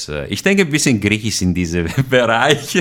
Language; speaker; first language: German; non-native, fluent; Greek